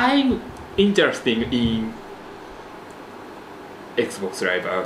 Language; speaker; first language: English; non-native, learner; Japanese